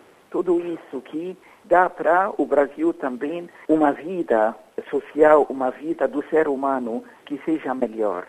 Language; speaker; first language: Portuguese; non-native, fluent; Arabic